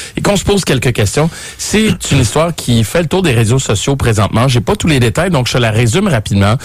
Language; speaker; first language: French; native; French